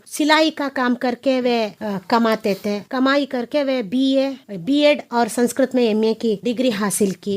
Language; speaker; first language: Hindi; non-native, local second language; Kannada